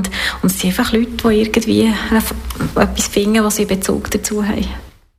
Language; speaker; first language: German; native; German